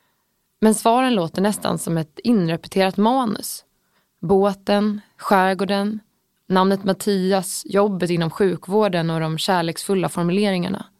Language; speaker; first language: Swedish; native; Swedish